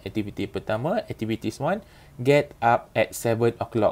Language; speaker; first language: English; non-native, local second language; Malay